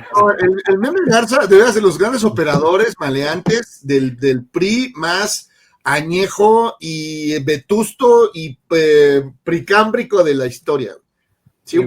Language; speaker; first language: Spanish; native; Spanish